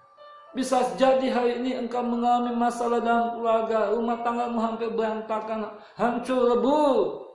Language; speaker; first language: Indonesian; native; Indonesian